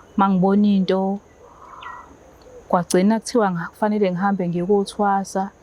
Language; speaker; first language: Zulu; native; Zulu